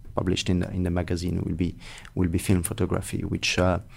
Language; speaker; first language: English; non-native, fluent; French